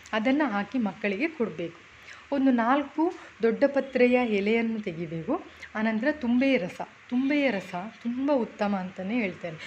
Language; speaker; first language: Kannada; non-native, local second language; Tulu